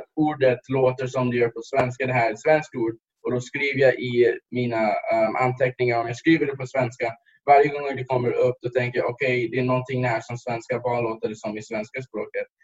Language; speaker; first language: Swedish; early bilingual, heritage; English